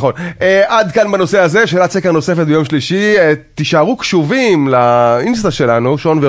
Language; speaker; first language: Hebrew; native; Hebrew